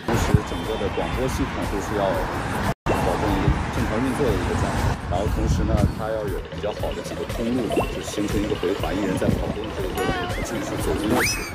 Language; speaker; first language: Chinese; native; Chinese